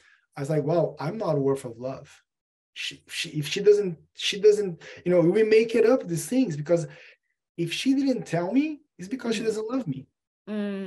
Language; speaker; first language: English; non-native, fluent; Portuguese